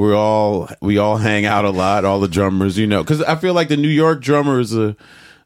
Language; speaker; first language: English; native; English